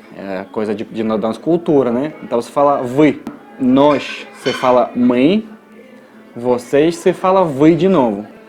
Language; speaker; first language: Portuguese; non-native, fluent; Russian